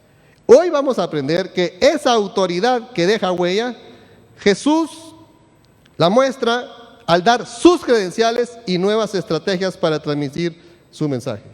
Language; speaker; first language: Spanish; native; Spanish